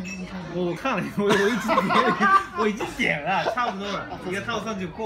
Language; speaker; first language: Chinese; non-native, fluent; Japanese